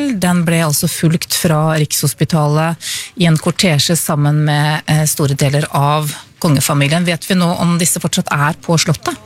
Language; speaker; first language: Norwegian; native; Norwegian